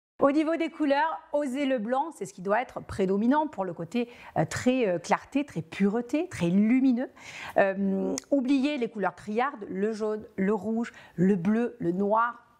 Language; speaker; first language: French; native; French